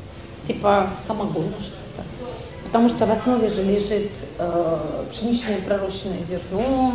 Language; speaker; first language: Russian; native; Russian